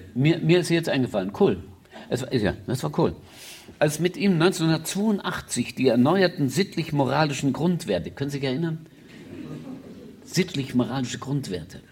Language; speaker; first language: German; native; German